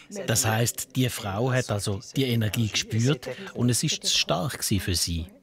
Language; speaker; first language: German; native; German